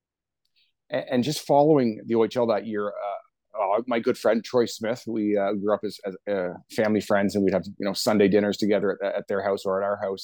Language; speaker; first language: English; native; English